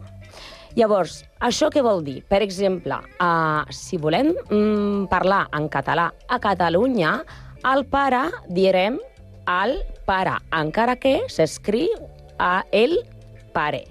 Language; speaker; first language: Catalan; non-native, learner; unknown